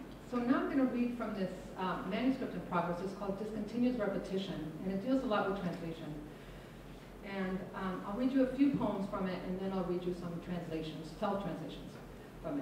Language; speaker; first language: English; non-native, fluent; Spanish